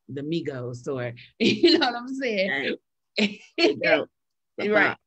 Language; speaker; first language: English; native; English